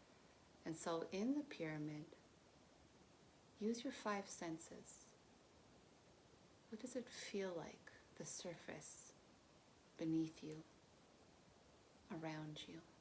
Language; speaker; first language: English; native; English